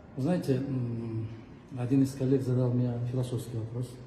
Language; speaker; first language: Russian; non-native, local second language; Kyrgyz